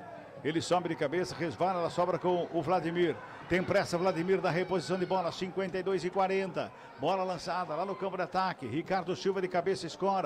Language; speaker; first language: Portuguese; native; Portuguese